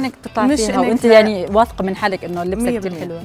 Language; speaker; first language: Arabic; native; Arabic